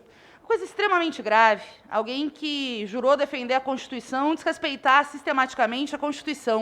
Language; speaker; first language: Portuguese; native; Portuguese